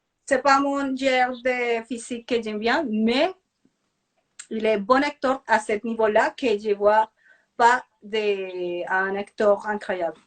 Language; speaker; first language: French; non-native, fluent; Spanish